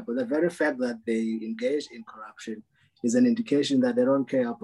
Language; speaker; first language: English; non-native, local second language; Xhosa